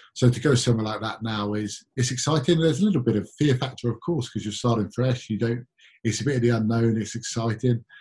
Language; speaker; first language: English; native; English